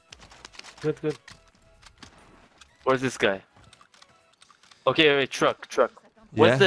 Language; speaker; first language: English; non-native, fluent; Hebrew